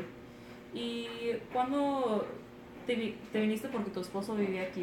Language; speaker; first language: Spanish; early bilingual, other home language; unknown